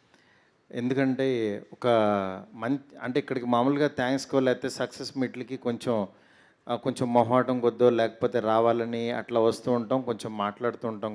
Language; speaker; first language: Telugu; native; Telugu